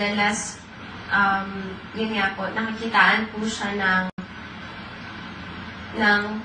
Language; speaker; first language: Filipino; native; Filipino